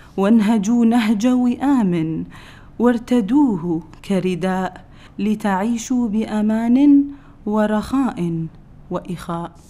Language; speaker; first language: Arabic; native; Arabic